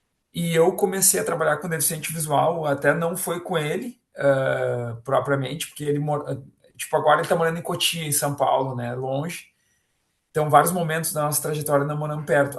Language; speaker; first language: Portuguese; native; Portuguese